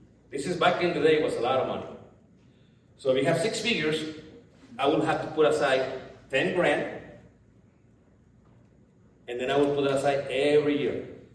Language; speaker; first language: English; non-native, fluent; Spanish